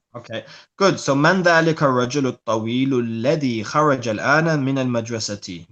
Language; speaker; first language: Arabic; non-native, fluent; English